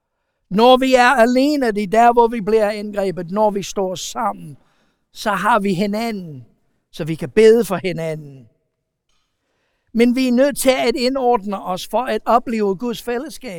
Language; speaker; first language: Danish; non-native, fluent; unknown